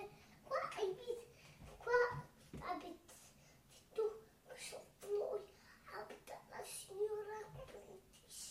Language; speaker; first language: Italian; early bilingual, heritage; Italian